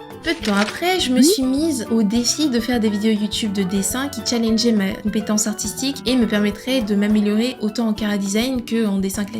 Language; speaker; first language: French; native; French